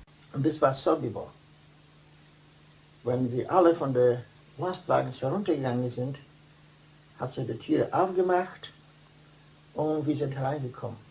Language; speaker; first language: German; non-native, fluent; Dutch